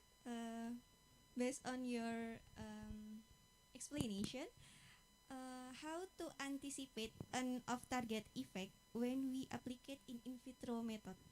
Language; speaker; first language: English; non-native, fluent; Indonesian